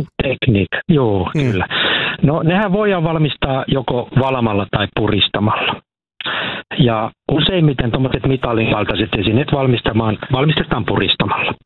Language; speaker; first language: Finnish; native; Finnish